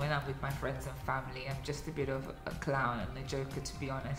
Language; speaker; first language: English; early bilingual, other home language; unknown